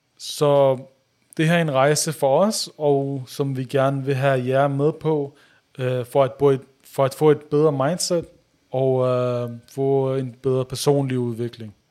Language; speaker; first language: Danish; early bilingual, other home language; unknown